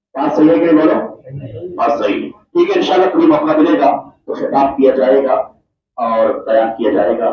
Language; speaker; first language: Urdu; native; Urdu